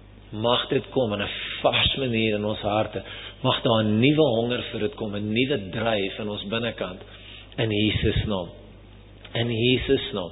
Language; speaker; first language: Afrikaans; native; Afrikaans